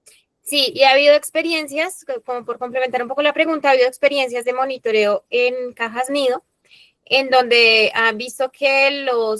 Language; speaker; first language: Spanish; native; Spanish